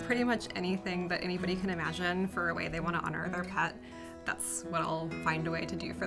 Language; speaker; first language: English; native; English